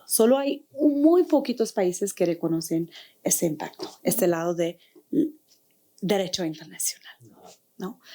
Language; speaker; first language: Spanish; non-native, fluent; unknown